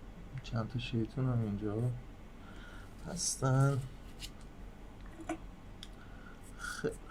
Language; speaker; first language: Persian; native; Persian